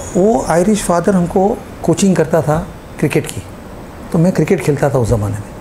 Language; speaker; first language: Hindi; non-native, local second language; Gujarati